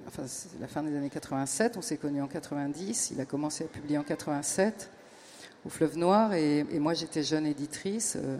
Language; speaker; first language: French; native; French